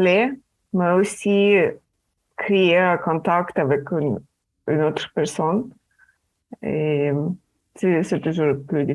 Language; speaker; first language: French; non-native, learner; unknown